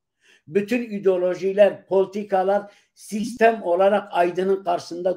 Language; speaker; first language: Turkish; non-native, local second language; Kurdish